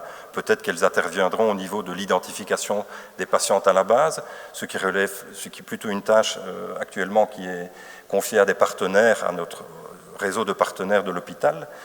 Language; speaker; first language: French; native; French